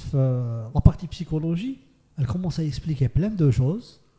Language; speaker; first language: French; non-native, local second language; Arabic